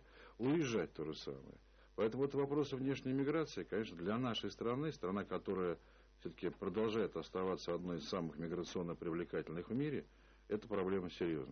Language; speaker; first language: Russian; native; Russian